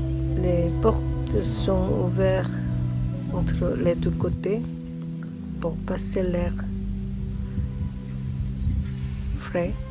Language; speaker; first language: French; non-native, learner; Korean